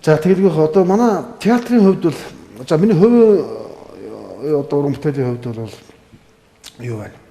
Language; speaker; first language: Mongolian; native; Mongolian